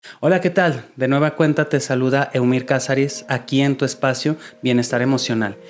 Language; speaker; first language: Spanish; native; Spanish